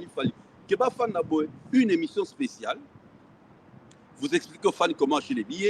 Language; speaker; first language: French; non-native, local second language; Lingala